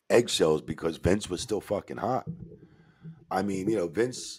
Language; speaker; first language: English; native; English